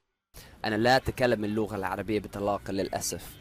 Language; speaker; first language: Arabic; non-native, learner; English